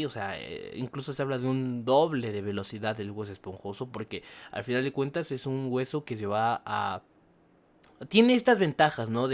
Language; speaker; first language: Spanish; native; Spanish